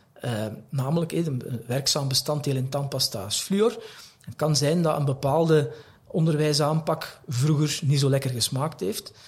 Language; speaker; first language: Dutch; native; Dutch